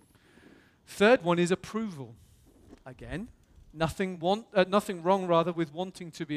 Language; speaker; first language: English; native; English